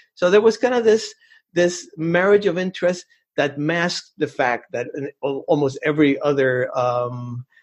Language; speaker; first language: English; early bilingual, other home language; Spanish